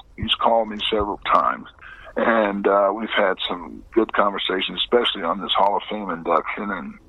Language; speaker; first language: English; native; English